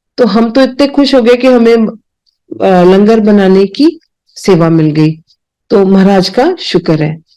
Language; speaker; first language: Hindi; non-native, local second language; Punjabi